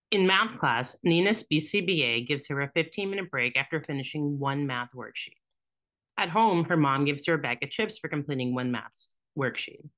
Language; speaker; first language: English; native; English